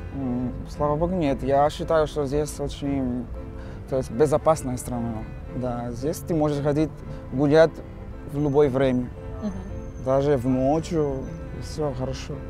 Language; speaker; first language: Russian; non-native, learner; Portuguese